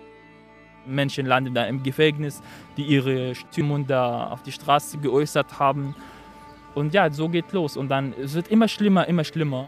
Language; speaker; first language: German; non-native, fluent; Arabic